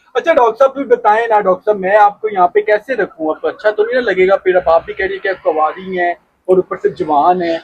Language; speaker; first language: Urdu; native; Urdu